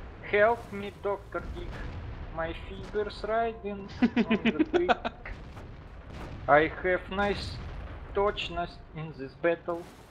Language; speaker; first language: English; non-native, learner; Russian